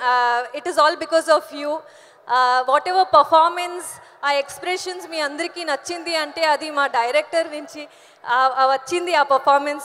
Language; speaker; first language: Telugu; non-native, learner; Kannada